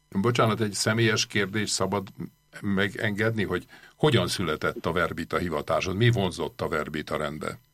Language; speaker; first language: Hungarian; native; Hungarian